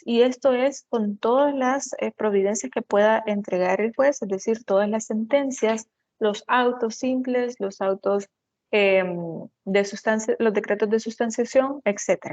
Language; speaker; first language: Spanish; native; Spanish